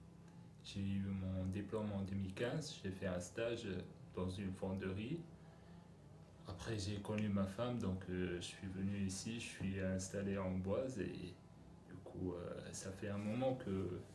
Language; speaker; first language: French; non-native, local second language; Arabic